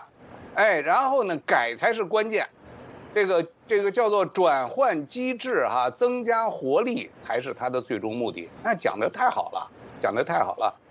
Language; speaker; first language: Chinese; native; Chinese